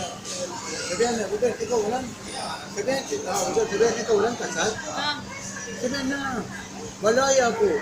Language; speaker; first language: Filipino; non-native, learner; Persian